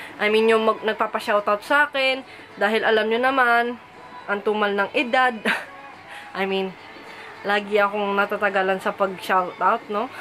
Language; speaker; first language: Filipino; early bilingual, heritage; Filipino